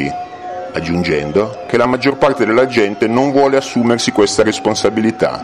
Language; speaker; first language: Italian; native; Italian